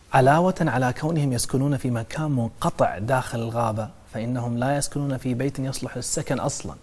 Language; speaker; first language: Arabic; native; Arabic